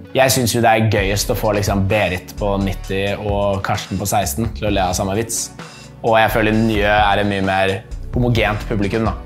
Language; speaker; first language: Norwegian; early bilingual, other home language; English